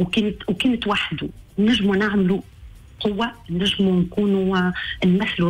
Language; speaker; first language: Arabic; native; Arabic